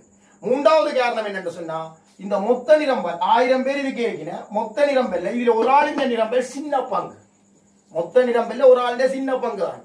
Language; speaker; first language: Tamil; native; Tamil